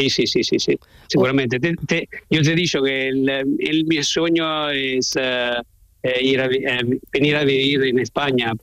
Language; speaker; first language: Spanish; non-native, learner; Italian